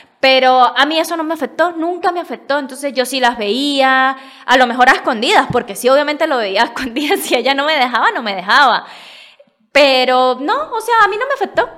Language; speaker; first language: Spanish; native; Spanish